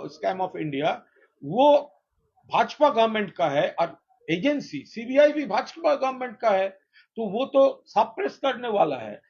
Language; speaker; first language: Hindi; non-native, local second language; Bangla